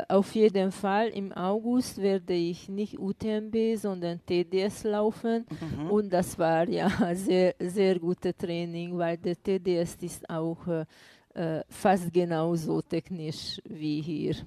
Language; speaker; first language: German; non-native, fluent; Hungarian